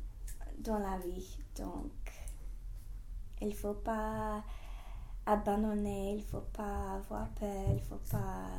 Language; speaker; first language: French; non-native, fluent; English